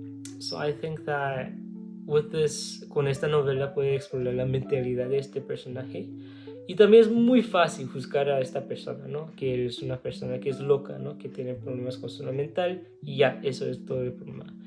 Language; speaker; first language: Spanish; non-native, learner; English